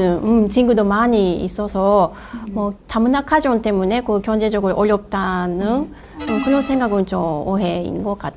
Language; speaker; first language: Korean; non-native, fluent; Japanese